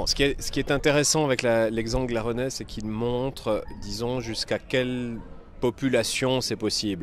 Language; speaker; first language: French; native; French